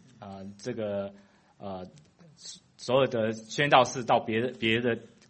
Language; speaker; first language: Chinese; non-native, fluent; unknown